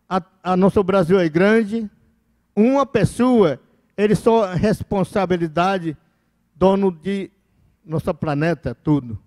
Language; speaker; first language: Portuguese; non-native, local second language; Yanomámi